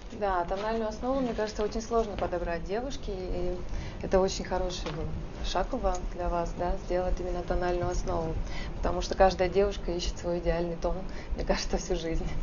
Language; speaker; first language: Russian; native; Russian